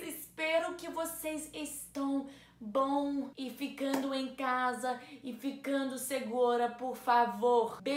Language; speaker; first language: Portuguese; non-native, learner; English